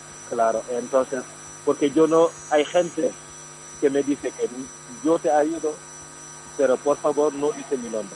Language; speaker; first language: Spanish; non-native, fluent; Wolof